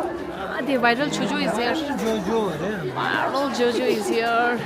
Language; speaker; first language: English; non-native, local second language; Tibetan